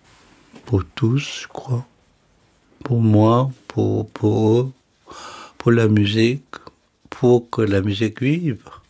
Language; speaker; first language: French; non-native, fluent; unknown